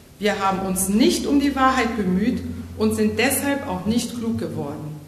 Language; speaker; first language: German; native; German